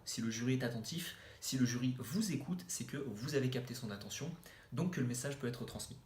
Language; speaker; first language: French; native; French